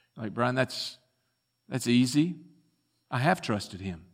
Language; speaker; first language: English; native; English